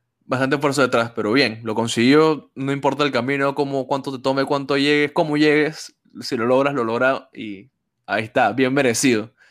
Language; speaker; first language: Spanish; native; Spanish